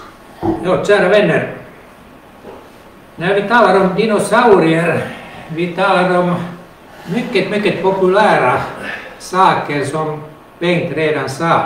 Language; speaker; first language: Swedish; non-native, local second language; Finnish